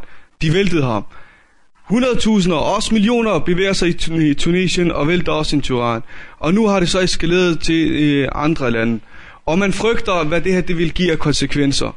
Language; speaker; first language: Danish; native; Danish